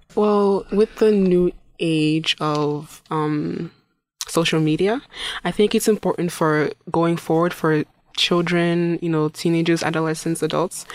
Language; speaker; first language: English; non-native, local second language; Igbo